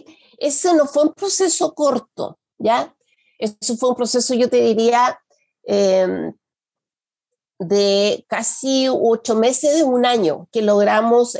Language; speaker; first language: Spanish; native; Spanish